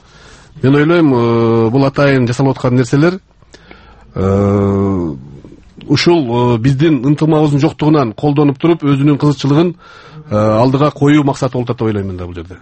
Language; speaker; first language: Kyrgyz; native; Kyrgyz